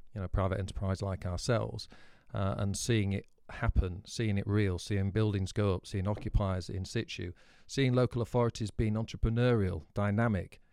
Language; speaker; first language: English; native; English